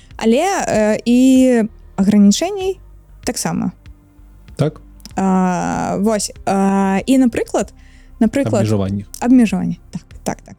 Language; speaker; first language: Belarusian; non-native, local second language; Russian